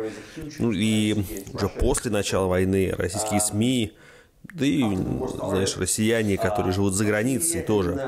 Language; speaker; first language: Russian; native; Russian